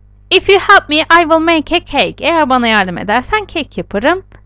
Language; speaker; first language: English; non-native, fluent; Turkish